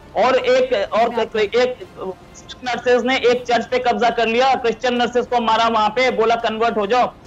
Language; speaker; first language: Hindi; native; Hindi